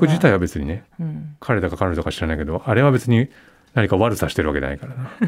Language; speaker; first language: Japanese; native; Japanese